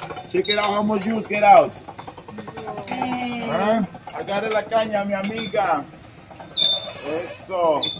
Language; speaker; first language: English; non-native, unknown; Spanish